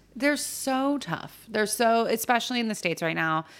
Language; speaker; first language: English; native; English